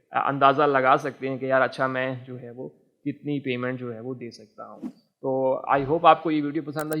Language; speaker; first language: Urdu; non-native, local second language; Punjabi